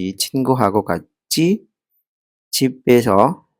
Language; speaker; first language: Korean; non-native, learner; Indonesian